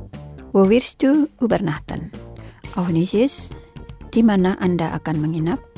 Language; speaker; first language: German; non-native, fluent; Indonesian